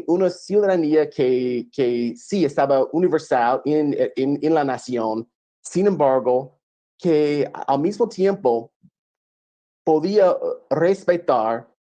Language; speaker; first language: Spanish; non-native, fluent; English